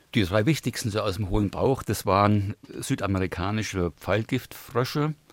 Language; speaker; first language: German; native; German